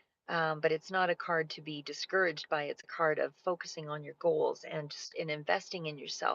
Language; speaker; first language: English; native; English